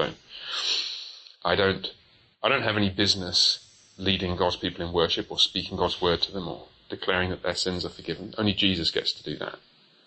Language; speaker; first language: English; native; English